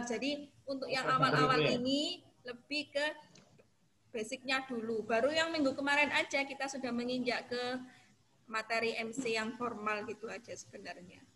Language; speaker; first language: Indonesian; native; Indonesian